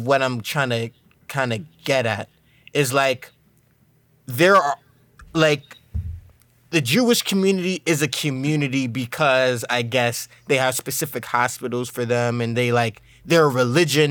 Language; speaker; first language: English; native; English